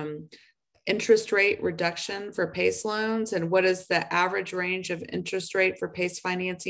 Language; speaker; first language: English; native; English